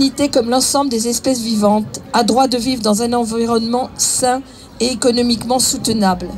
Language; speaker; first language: French; native; French